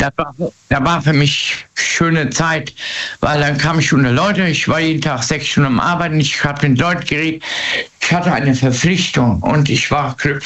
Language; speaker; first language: German; native; German